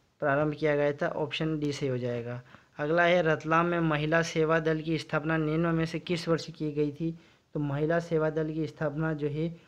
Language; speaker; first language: Hindi; native; Hindi